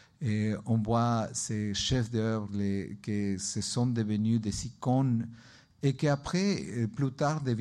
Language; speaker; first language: French; non-native, learner; Spanish